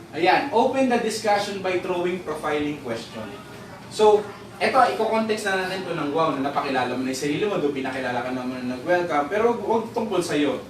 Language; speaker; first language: Filipino; native; Filipino